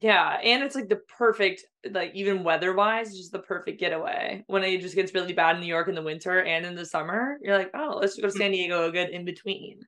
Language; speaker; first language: English; native; English